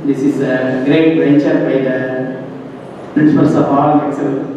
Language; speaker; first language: English; non-native, local second language; Tamil